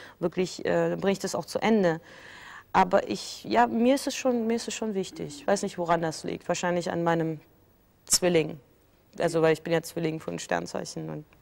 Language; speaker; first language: German; early bilingual, other home language; Persian